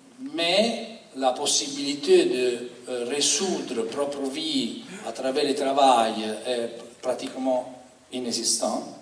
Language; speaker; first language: French; non-native, learner; Italian